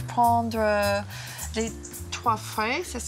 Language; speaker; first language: French; non-native, fluent; English